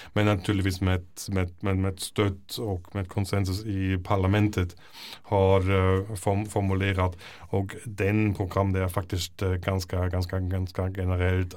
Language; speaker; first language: Norwegian; non-native, fluent; German